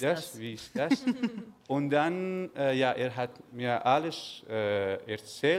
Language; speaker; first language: German; non-native, learner; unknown